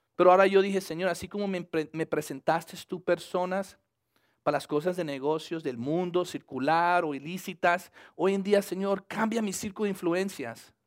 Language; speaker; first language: Spanish; early bilingual, heritage; Spanish